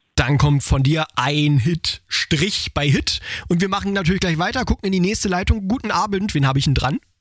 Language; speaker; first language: German; native; German